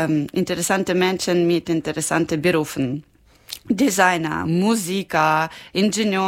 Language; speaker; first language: German; non-native, learner; Ukrainian